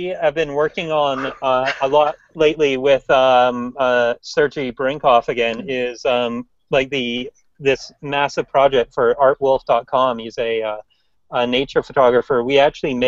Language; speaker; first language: English; native; English